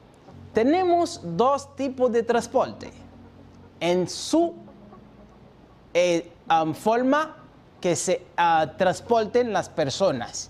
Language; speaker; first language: Spanish; non-native, fluent; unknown